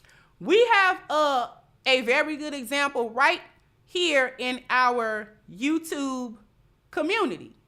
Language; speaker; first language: English; native; English